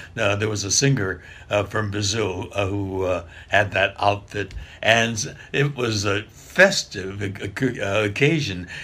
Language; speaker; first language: English; native; English